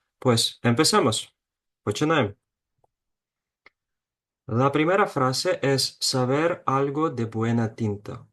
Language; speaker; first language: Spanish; non-native, fluent; Ukrainian